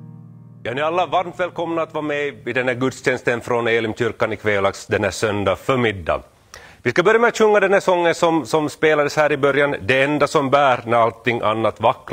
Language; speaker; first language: Swedish; native; Swedish